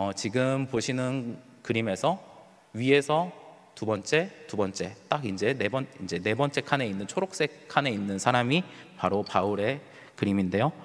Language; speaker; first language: Korean; native; Korean